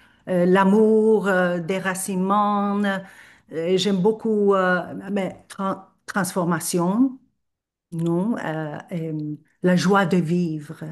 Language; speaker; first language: French; non-native, fluent; Turkish